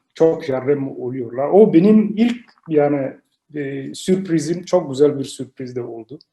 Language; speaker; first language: Turkish; non-native, learner; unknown